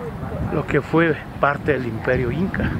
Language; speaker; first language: Spanish; native; Spanish